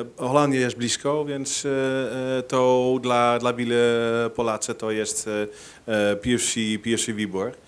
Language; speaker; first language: Polish; non-native, learner; Dutch